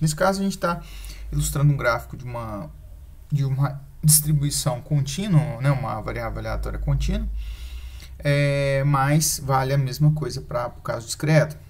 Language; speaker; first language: Portuguese; native; Portuguese